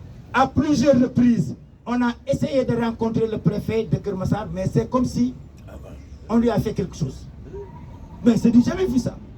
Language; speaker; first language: French; non-native, local second language; Wolof